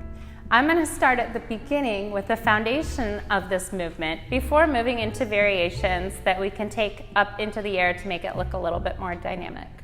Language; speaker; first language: English; native; English